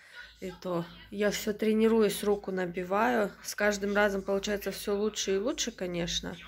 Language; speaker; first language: Russian; native; Russian